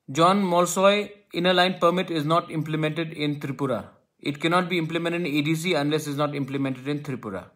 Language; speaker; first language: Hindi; non-native, local second language; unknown